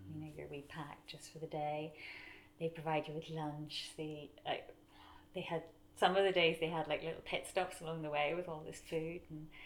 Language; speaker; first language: English; native; English